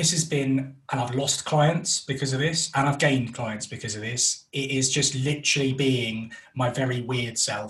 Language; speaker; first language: English; native; English